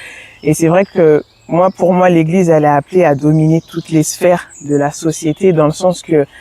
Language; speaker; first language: French; native; French